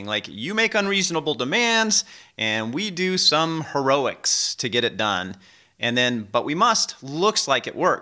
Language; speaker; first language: English; native; English